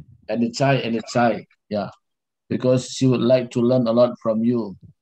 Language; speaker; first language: English; non-native, fluent; Indonesian